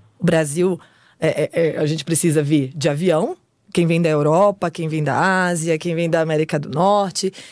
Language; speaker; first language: Portuguese; native; Portuguese